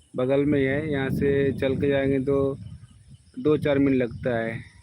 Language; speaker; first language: Hindi; non-native, local second language; Bangla